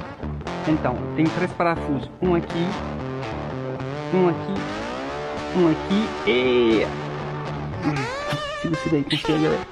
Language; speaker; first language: Portuguese; non-native, learner; French